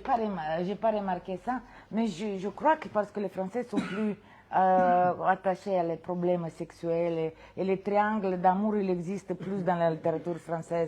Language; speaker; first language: French; non-native, fluent; Romanian